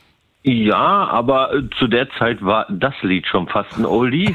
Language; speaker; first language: German; native; German